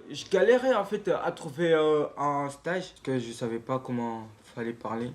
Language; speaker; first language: French; non-native, local second language; Comorian